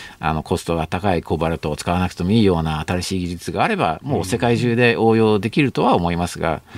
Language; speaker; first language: Japanese; non-native, fluent; English